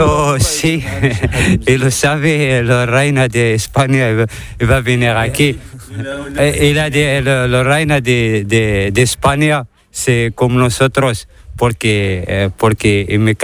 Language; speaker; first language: Spanish; non-native, learner; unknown